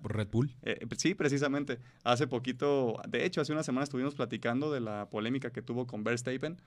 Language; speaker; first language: Spanish; native; Spanish